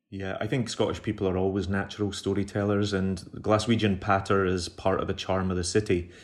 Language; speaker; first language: English; native; English